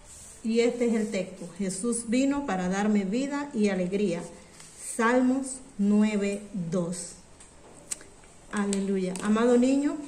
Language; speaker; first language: Spanish; native; Spanish